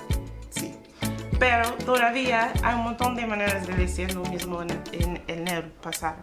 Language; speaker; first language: Spanish; non-native, fluent; English